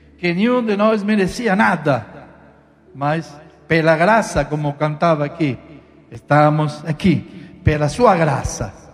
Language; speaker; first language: Portuguese; non-native, fluent; Spanish